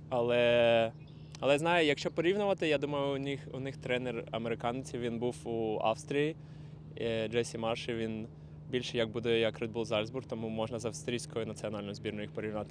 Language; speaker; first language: Ukrainian; non-native, local second language; Russian